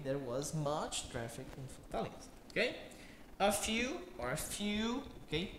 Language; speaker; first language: English; non-native, fluent; Portuguese